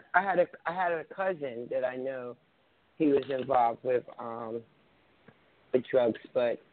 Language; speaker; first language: English; native; English